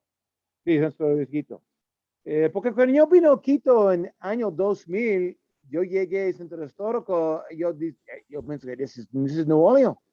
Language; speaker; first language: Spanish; non-native, learner; English